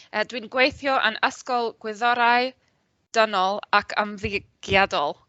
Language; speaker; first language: Welsh; non-native, learner; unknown